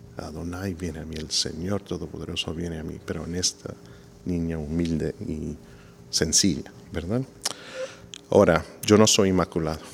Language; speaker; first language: Spanish; non-native, fluent; English